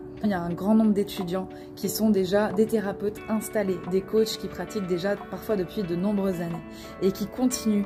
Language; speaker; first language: French; native; French